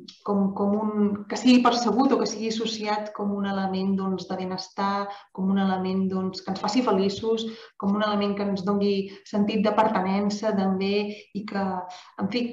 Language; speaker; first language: Catalan; native; Catalan